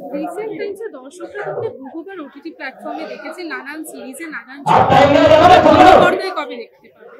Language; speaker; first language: Bangla; native; Bangla